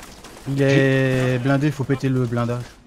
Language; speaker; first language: French; native; French